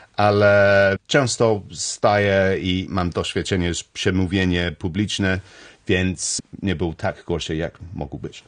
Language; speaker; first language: Polish; non-native, learner; English